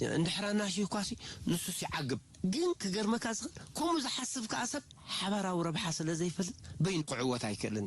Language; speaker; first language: Tigrinya; non-native, local second language; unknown